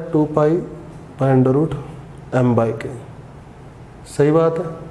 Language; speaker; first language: Hindi; native; Hindi